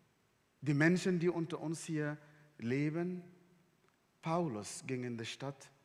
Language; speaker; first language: German; non-native, fluent; Arabic